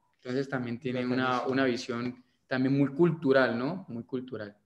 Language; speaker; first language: Spanish; native; Spanish